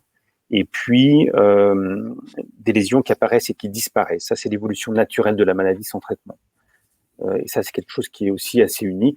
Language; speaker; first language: French; native; French